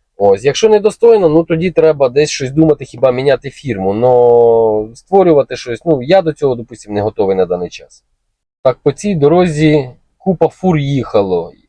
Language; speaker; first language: Ukrainian; non-native, local second language; Russian